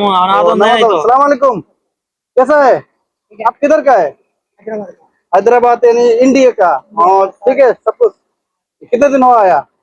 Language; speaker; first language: Hindi; non-native, learner; Bangla